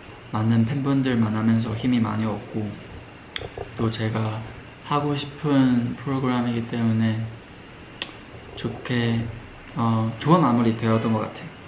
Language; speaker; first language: Korean; non-native, fluent; Chinese